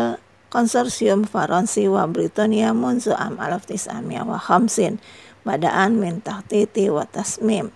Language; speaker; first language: Arabic; non-native, fluent; Indonesian